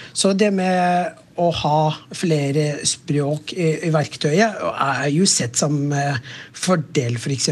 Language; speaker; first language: Norwegian; non-native, fluent; Somali